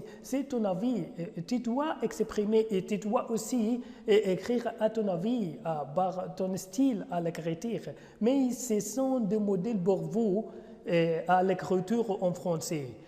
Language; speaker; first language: French; non-native, fluent; Arabic